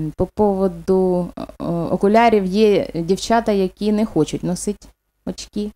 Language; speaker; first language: Ukrainian; non-native, local second language; Russian